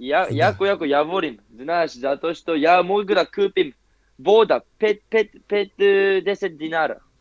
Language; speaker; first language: Croatian; non-native, learner; Japanese